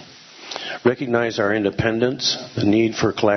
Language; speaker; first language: English; native; English